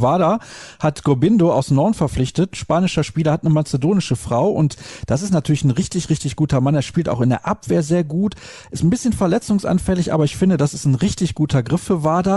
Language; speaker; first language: German; native; German